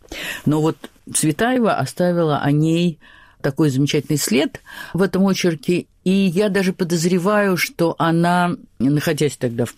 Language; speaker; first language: Russian; native; Russian